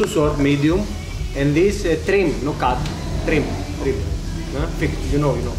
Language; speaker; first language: English; non-native, learner; Greek